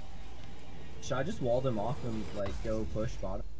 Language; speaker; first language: English; native; English